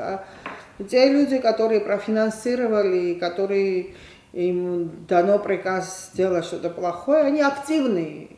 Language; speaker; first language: Russian; non-native, local second language; Georgian